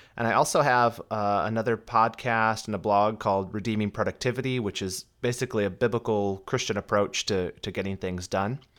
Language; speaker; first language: English; native; English